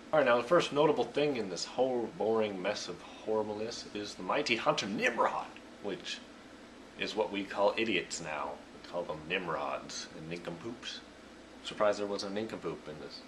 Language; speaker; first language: English; native; English